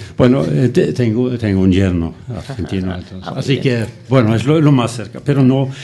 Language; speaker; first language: Spanish; non-native, fluent; Norwegian